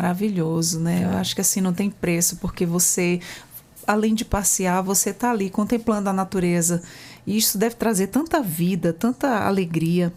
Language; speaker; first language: Portuguese; native; Portuguese